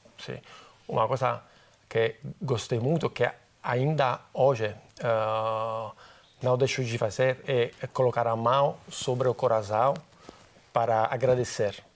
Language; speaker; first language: Portuguese; non-native, fluent; Italian